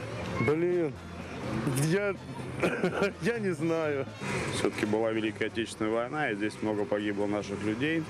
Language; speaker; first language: Russian; native; Russian